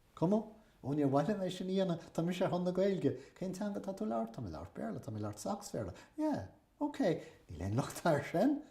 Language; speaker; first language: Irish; native; Irish